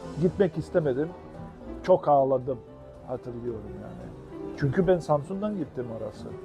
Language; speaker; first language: Turkish; non-native, fluent; Bosnian